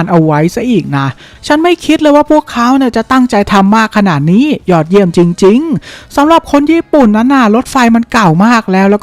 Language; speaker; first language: Thai; native; Thai